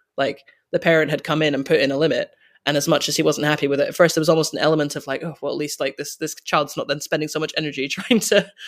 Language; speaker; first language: English; native; English